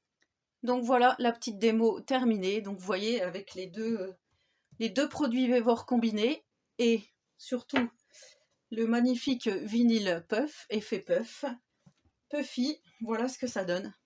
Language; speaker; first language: French; native; French